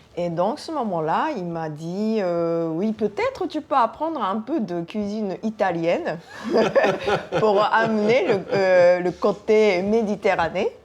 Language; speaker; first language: French; non-native, fluent; Japanese